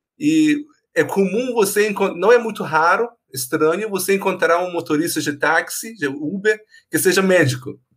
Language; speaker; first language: Portuguese; non-native, fluent; Persian